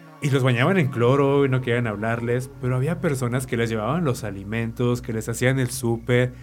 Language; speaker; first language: Spanish; native; Spanish